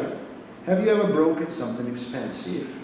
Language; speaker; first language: English; non-native, fluent; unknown